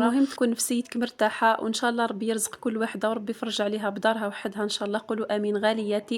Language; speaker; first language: Arabic; native; Arabic